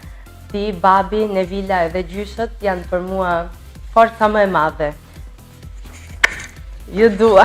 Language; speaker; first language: Albanian; early bilingual, heritage; Albanian